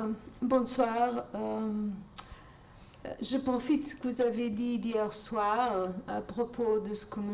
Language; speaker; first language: French; non-native, fluent; Portuguese